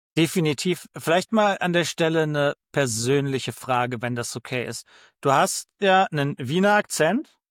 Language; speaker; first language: German; native; German